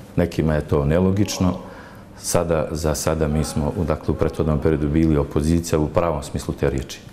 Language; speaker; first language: Bosnian; native; Bosnian